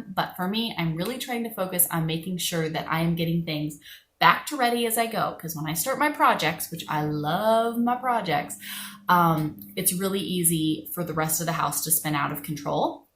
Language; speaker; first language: English; native; English